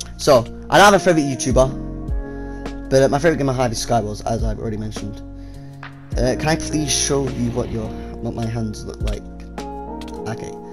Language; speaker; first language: English; native; English